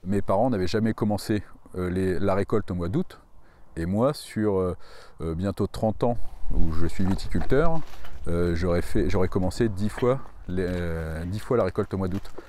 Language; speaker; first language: French; native; French